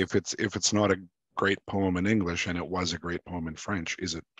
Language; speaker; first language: English; native; English